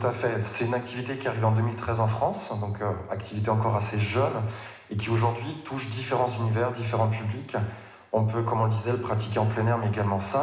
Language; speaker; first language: French; native; French